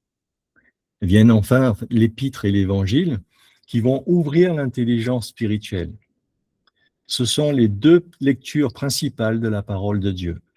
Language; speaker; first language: French; native; French